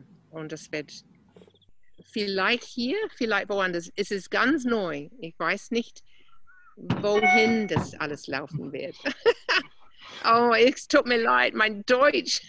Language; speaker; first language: German; non-native, fluent; English